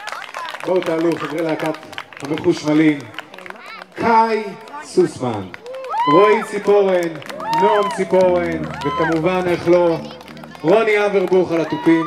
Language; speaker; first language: Hebrew; native; Hebrew